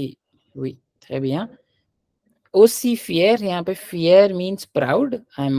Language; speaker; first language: French; non-native, fluent; Hindi